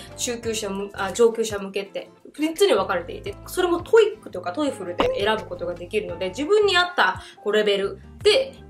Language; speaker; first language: Japanese; native; Japanese